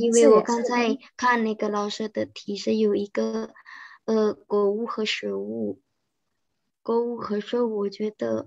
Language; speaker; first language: Chinese; non-native, fluent; Indonesian